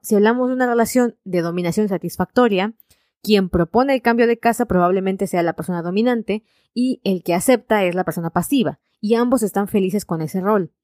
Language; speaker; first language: Spanish; native; Spanish